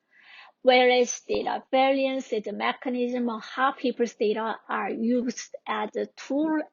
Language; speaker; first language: English; non-native, fluent; Korean